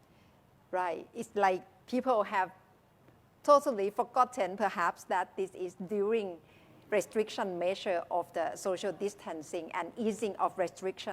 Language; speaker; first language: English; non-native, fluent; Thai